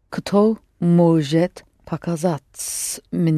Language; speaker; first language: Russian; non-native, learner; English